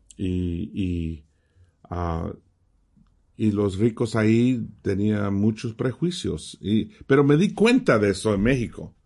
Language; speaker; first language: Spanish; early bilingual, heritage; Spanish